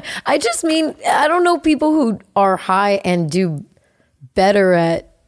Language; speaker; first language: English; early bilingual, other home language; Spanish